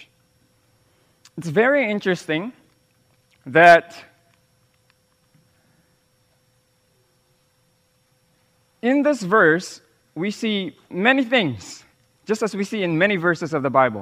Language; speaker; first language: English; non-native, local second language; Filipino